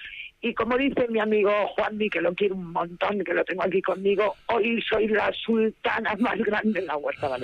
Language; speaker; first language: Spanish; native; Spanish